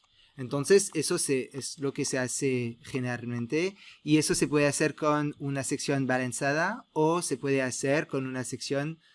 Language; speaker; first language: Spanish; non-native, fluent; French